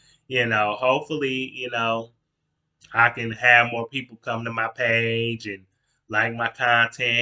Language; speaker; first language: English; native; English